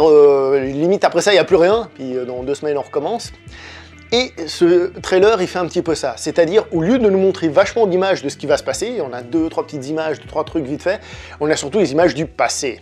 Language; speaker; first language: French; native; French